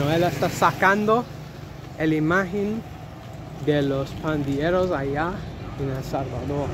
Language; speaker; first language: Spanish; non-native, learner; English